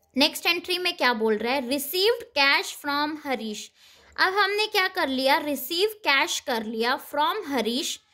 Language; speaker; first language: Hindi; native; Hindi